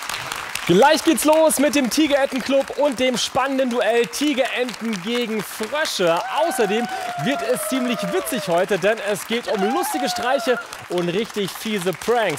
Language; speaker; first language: German; native; German